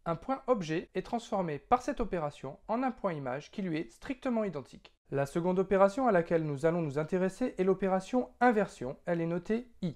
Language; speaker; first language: French; native; French